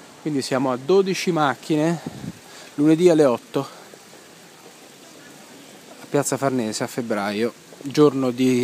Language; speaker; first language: Italian; native; Italian